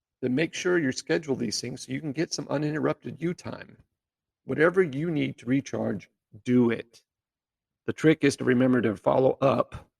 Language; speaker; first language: English; native; English